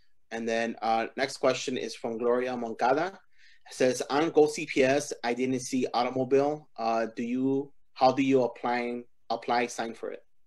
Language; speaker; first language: English; early bilingual, other home language; Spanish